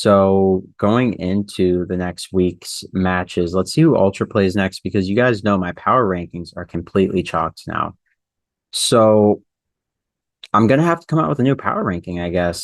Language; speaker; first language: English; native; English